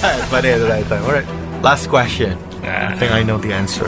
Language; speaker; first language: English; non-native, fluent; Javanese